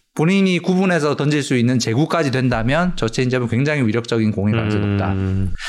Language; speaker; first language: Korean; native; Korean